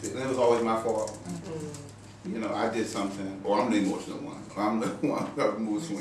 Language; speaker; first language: English; native; English